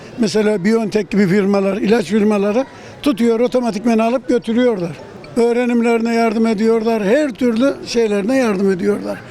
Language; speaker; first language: Turkish; native; Turkish